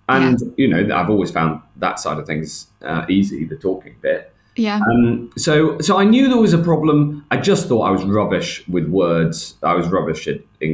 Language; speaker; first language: English; native; English